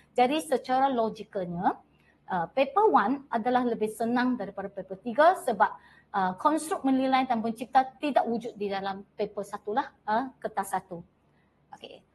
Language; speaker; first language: Malay; non-native, local second language; Chinese